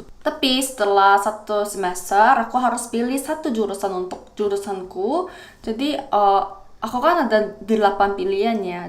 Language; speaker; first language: Indonesian; non-native, fluent; Korean